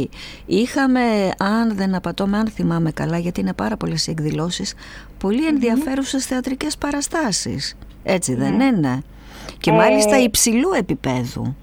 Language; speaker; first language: Greek; native; Greek